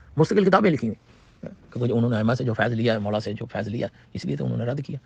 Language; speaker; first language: Urdu; non-native, local second language; Punjabi